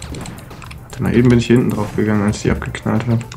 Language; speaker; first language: German; native; German